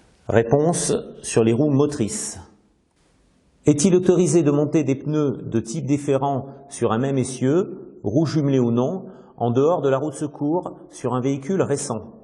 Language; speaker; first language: French; native; French